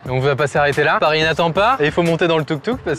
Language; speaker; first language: French; native; French